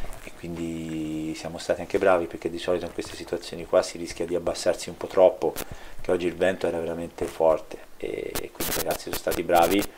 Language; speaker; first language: Italian; native; Italian